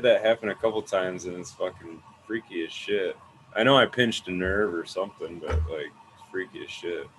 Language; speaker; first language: English; native; English